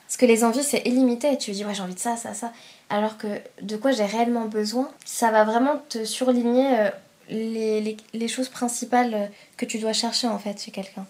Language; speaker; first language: French; early bilingual, other home language; Persian